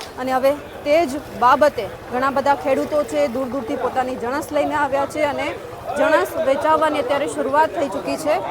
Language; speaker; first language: Gujarati; native; Gujarati